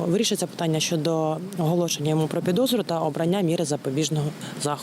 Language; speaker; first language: Ukrainian; native; Ukrainian